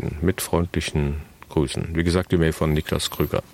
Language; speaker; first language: German; native; German